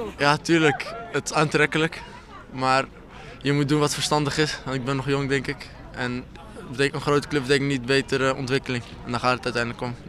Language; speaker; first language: Dutch; early bilingual, other home language; Kurdish